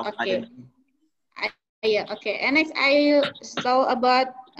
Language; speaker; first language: English; non-native, learner; Indonesian